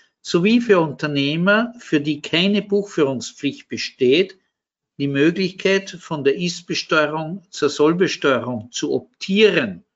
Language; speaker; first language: German; native; German